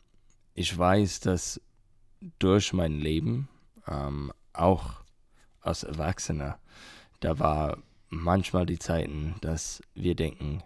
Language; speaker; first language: German; non-native, learner; English